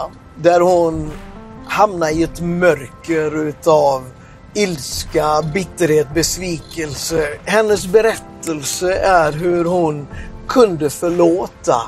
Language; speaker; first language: Swedish; native; Swedish